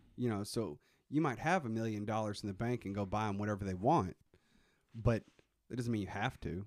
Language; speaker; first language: English; native; English